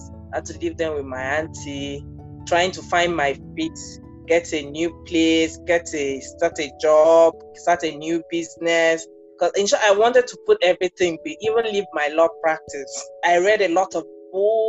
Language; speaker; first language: English; non-native, local second language; Ibibio